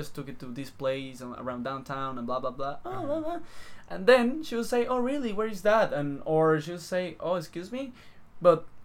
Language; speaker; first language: English; non-native, fluent; Spanish